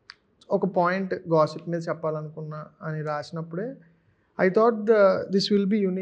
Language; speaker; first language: Telugu; native; Telugu